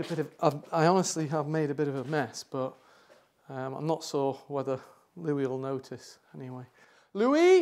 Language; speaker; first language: English; native; English